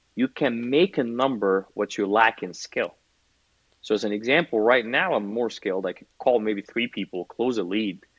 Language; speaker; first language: English; non-native, fluent; Arabic